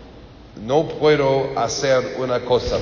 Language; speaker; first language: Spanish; non-native, learner; English